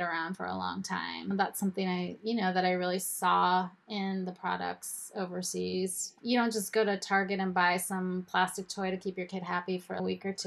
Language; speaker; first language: English; native; English